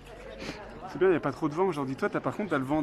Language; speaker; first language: French; native; French